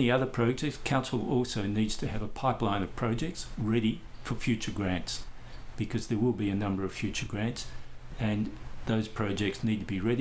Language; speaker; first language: English; native; English